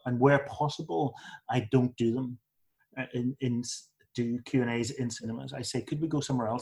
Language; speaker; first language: English; native; English